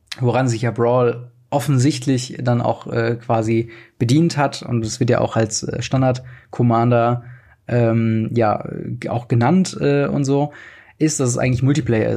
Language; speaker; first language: German; native; German